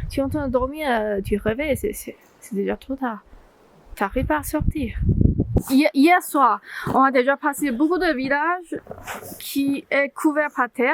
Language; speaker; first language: French; non-native, learner; Chinese